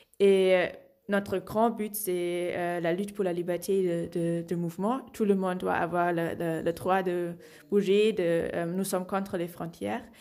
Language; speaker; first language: French; non-native, fluent; German